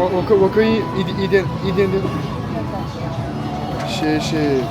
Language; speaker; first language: Chinese; non-native, learner; French